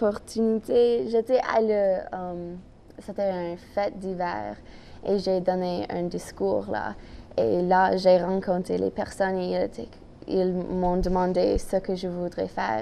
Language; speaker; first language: French; non-native, local second language; English